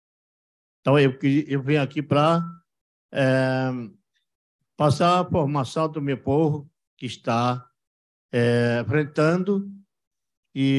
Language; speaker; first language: Portuguese; non-native, local second language; Yanomámi